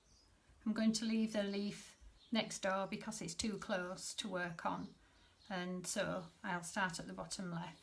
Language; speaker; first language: English; native; English